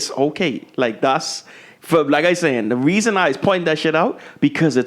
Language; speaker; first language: English; native; English